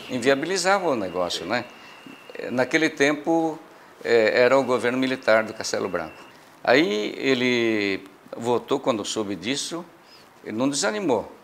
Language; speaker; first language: Portuguese; early bilingual, other home language; Japanese